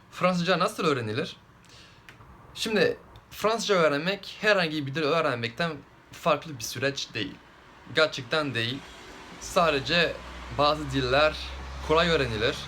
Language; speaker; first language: Turkish; non-native, fluent; French